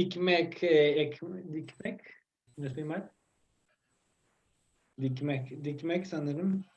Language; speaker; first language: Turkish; non-native, learner; Spanish